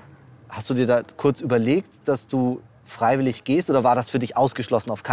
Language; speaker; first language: German; native; German